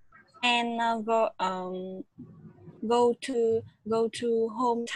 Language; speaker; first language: English; non-native, learner; Vietnamese